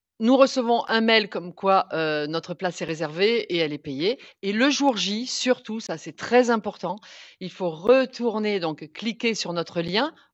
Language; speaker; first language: French; native; French